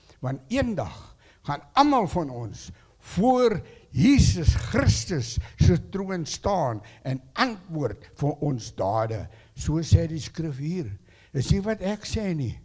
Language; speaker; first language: Afrikaans; non-native, local second language; English